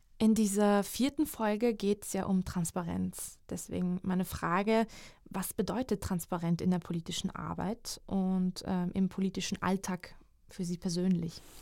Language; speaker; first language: German; non-native, fluent; Georgian